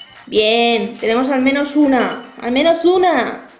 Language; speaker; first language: Spanish; native; Spanish